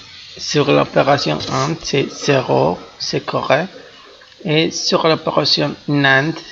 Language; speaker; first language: French; non-native, fluent; Spanish